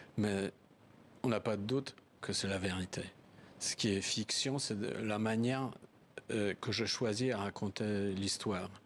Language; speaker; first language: French; non-native, fluent; Polish